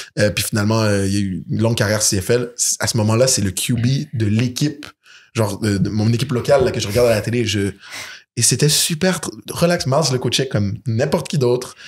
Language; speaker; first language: French; native; French